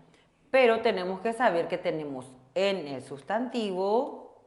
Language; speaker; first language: Spanish; non-native, local second language; Korean